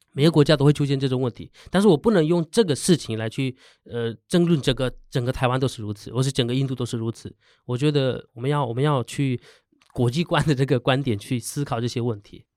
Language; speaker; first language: Chinese; non-native, fluent; Hindi